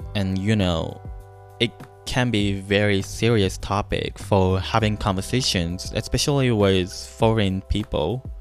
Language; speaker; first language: English; non-native, fluent; Japanese